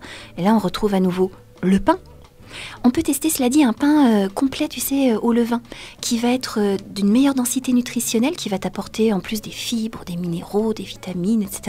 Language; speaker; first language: French; native; French